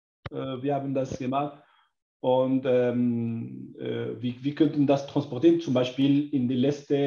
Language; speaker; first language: German; non-native, learner; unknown